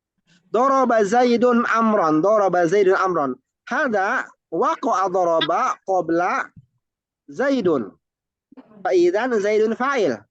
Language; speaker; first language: Arabic; non-native, fluent; Indonesian